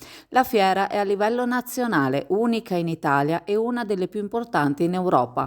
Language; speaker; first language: Italian; native; Italian